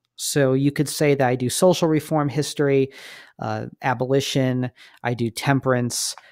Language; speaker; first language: English; native; English